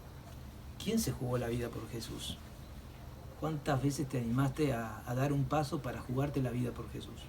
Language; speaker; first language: Spanish; native; Spanish